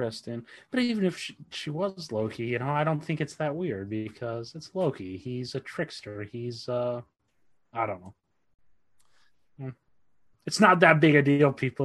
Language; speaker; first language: English; native; English